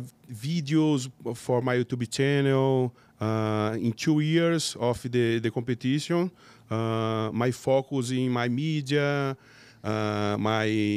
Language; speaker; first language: English; non-native, learner; Portuguese